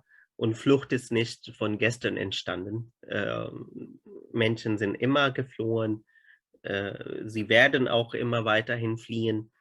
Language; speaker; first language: German; non-native, fluent; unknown